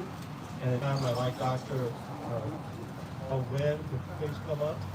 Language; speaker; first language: English; native; English